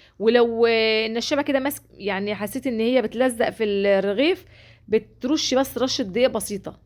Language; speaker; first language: Arabic; native; Arabic